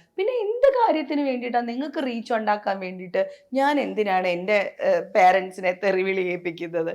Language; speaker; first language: Malayalam; native; Malayalam